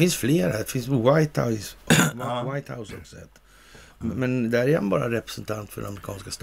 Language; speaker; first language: Swedish; native; Swedish